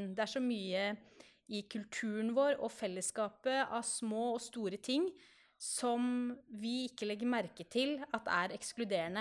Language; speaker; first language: Norwegian; native; Norwegian